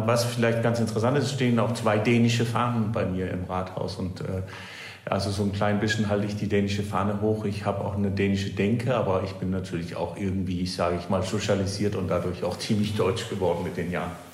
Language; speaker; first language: German; non-native, fluent; Danish